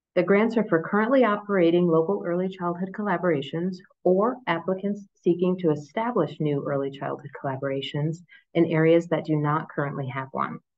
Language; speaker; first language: English; native; English